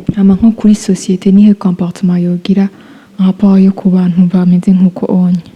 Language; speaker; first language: Rundi; native; Rundi